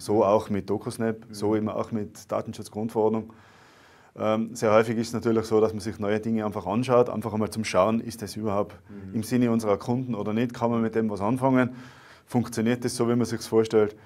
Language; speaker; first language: German; native; German